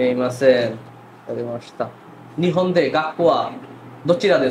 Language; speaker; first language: Japanese; non-native, fluent; Bangla